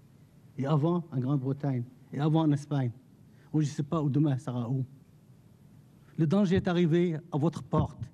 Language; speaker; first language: French; non-native, fluent; Arabic